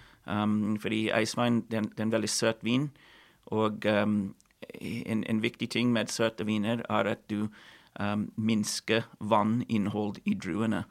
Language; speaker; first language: Norwegian; non-native, fluent; English